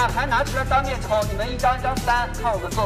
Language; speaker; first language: Chinese; native; Chinese